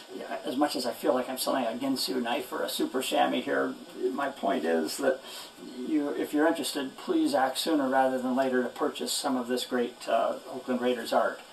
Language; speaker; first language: English; native; English